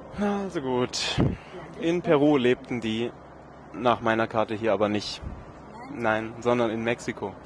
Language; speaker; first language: German; native; German